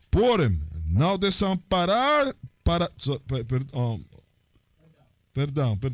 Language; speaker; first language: Portuguese; non-native, learner; Spanish